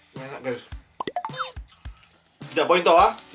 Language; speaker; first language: Japanese; non-native, fluent; Indonesian